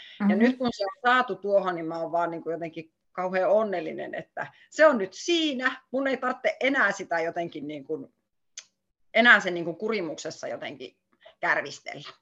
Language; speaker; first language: Finnish; native; Finnish